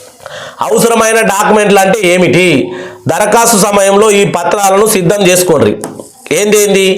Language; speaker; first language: Telugu; native; Telugu